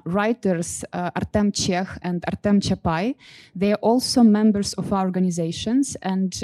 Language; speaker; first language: English; non-native, fluent; Ukrainian